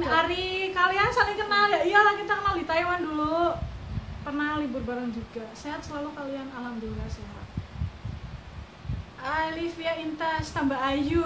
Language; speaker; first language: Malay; non-native, local second language; Javanese